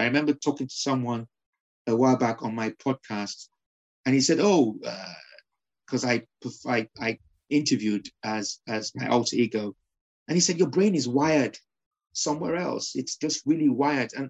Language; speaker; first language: English; non-native, local second language; Yoruba